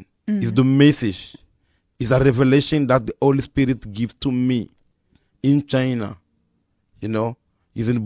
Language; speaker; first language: English; non-native, fluent; Lingala